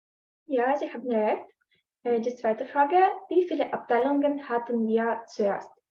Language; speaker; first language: German; non-native, learner; Ukrainian